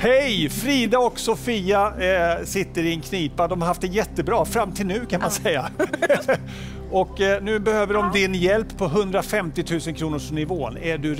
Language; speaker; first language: Swedish; native; Swedish